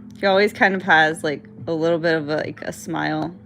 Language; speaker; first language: English; native; English